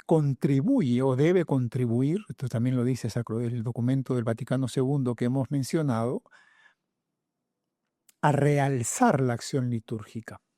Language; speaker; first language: Spanish; native; Spanish